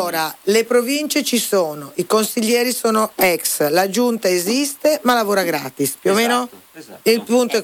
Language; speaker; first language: Italian; native; Italian